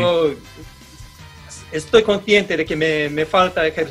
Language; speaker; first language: Spanish; non-native, fluent; Japanese